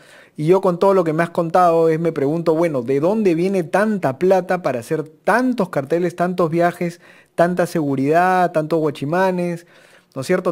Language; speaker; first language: Spanish; native; Spanish